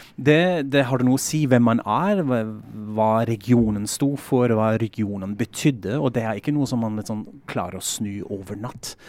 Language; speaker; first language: Norwegian; non-native, fluent; German